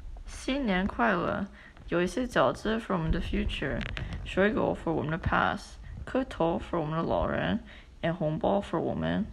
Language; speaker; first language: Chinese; early bilingual, heritage; English